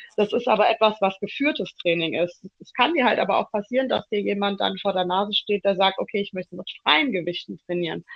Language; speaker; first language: German; early bilingual, other home language; Italian